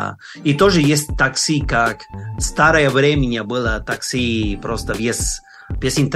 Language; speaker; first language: Russian; non-native, learner; Spanish